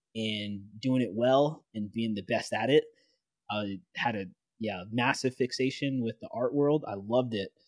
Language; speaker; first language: English; native; English